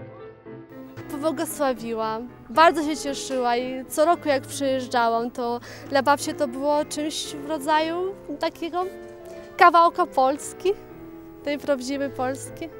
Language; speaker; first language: Polish; early bilingual, heritage; Polish